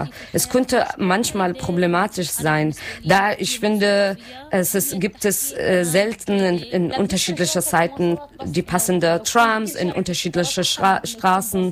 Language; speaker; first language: German; non-native, learner; Arabic